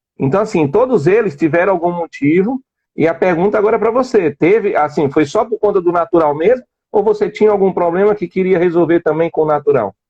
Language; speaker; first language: Portuguese; native; Portuguese